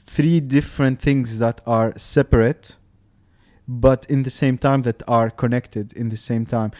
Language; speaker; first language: English; non-native, fluent; Arabic